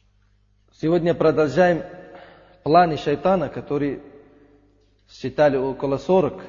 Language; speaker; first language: Russian; non-native, learner; Uzbek